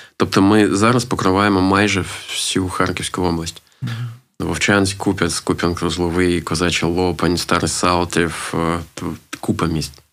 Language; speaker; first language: Ukrainian; non-native, local second language; Russian